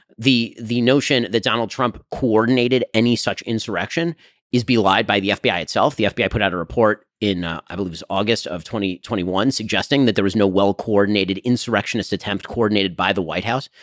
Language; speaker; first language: English; native; English